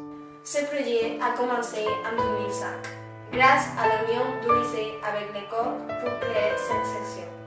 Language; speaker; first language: French; non-native, learner; Spanish